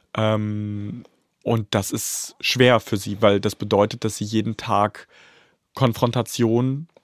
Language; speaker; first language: German; native; German